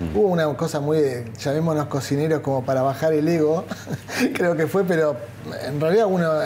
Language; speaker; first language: Spanish; native; Spanish